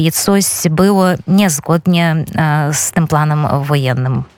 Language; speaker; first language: Polish; non-native, fluent; Belarusian